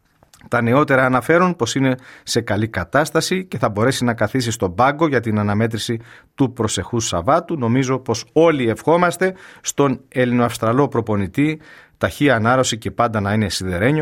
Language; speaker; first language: Greek; native; Greek